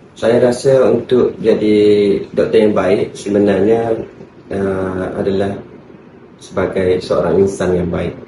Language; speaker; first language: Malay; native; Malay